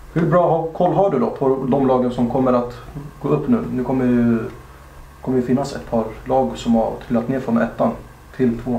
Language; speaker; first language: Swedish; native; Swedish